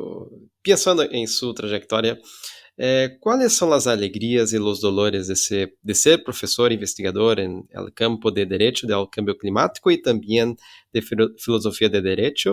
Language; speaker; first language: Spanish; non-native, fluent; Portuguese